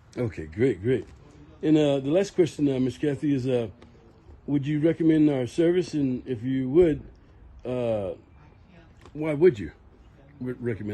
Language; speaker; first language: English; native; English